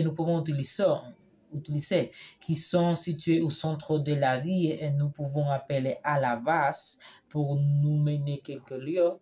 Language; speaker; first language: French; non-native, learner; Spanish